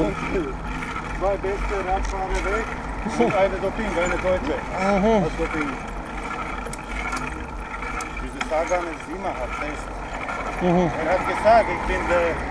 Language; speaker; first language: German; non-native, learner; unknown